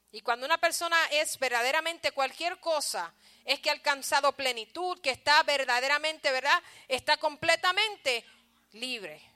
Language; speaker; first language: Spanish; early bilingual, heritage; Spanish